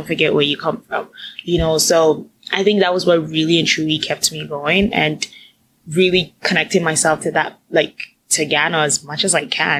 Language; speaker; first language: English; non-native, local second language; Akan